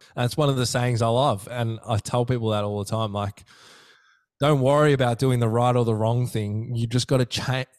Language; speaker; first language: English; native; English